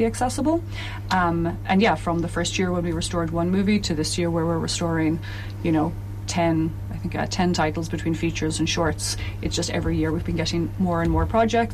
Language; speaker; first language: English; native; English